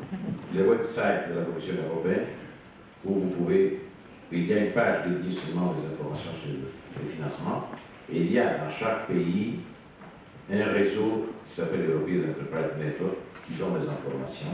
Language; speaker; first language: French; non-native, fluent; Italian